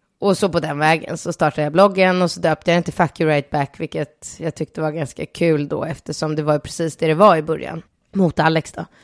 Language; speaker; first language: Swedish; early bilingual, other home language; Polish